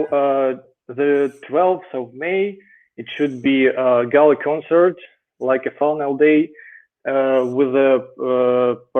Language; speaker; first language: English; non-native, fluent; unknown